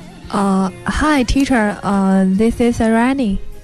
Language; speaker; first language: English; non-native, learner; Chinese